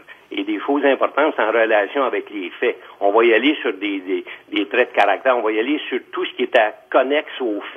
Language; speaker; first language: French; native; French